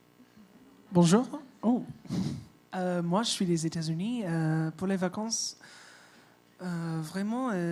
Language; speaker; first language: French; non-native, fluent; English